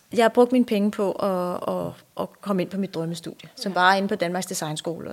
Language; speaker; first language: Danish; native; Danish